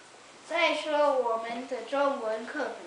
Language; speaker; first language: Chinese; early bilingual, heritage; Chinese